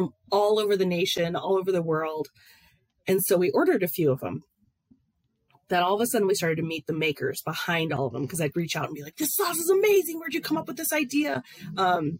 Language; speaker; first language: English; native; English